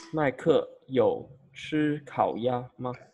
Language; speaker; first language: Chinese; non-native, fluent; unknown